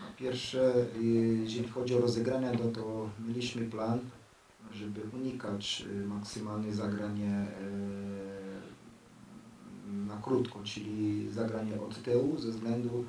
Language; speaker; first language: Polish; non-native, learner; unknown